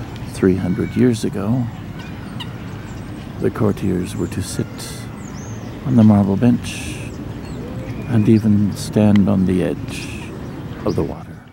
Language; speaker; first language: English; native; English